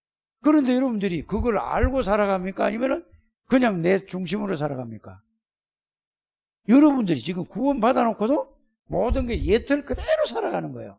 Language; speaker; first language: Korean; native; Korean